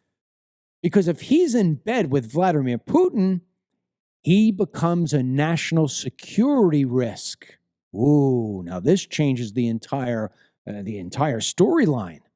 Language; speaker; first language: English; native; English